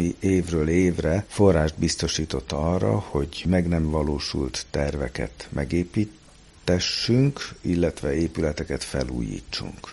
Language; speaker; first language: Hungarian; native; Hungarian